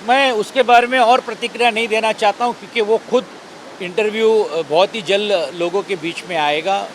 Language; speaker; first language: Hindi; non-native, local second language; Marathi